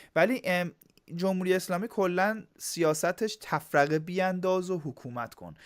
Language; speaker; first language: Persian; native; Persian